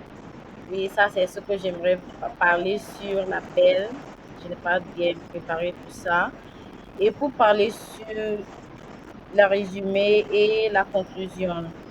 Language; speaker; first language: French; non-native, learner; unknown